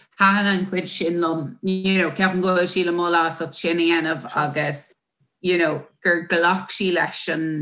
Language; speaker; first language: Irish; non-native, local second language; English